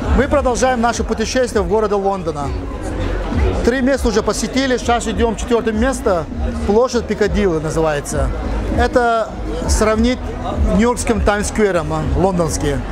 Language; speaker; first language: Russian; non-native, local second language; Chechen